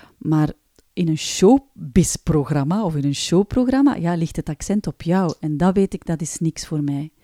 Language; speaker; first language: Dutch; native; Dutch